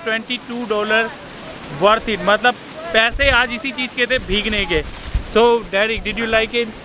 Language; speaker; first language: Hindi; native; Hindi